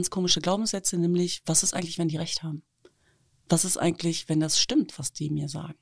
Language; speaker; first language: German; native; German